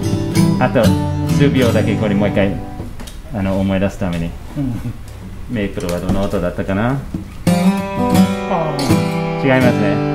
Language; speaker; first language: Japanese; non-native, fluent; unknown